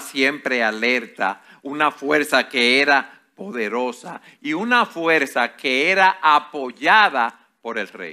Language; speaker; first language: Spanish; native; Spanish